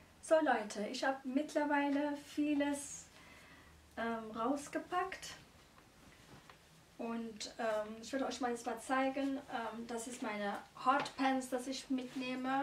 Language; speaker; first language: German; non-native, fluent; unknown